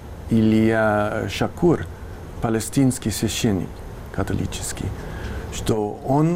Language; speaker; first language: Russian; non-native, fluent; English